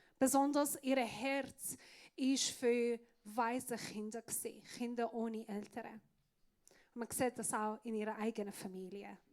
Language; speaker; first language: German; non-native, fluent; Persian